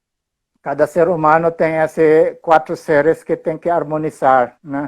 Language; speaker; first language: Portuguese; non-native, fluent; Filipino